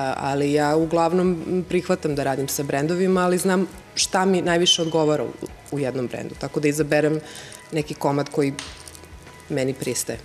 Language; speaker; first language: Serbian; early bilingual, heritage; English